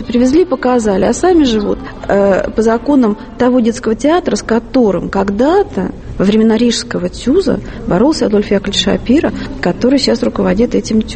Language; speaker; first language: Russian; native; Russian